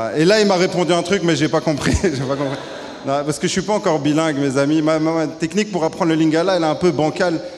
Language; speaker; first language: French; native; French